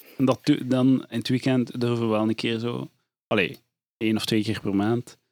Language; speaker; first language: Dutch; native; Dutch